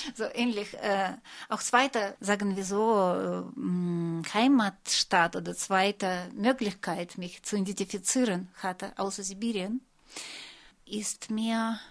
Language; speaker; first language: German; non-native, fluent; Russian